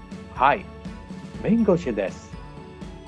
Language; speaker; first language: Japanese; non-native, fluent; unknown